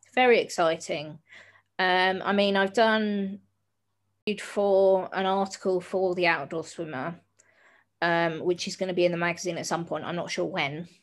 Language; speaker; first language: English; native; English